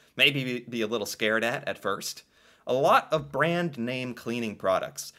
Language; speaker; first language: English; native; English